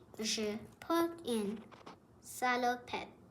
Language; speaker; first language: French; non-native, learner; English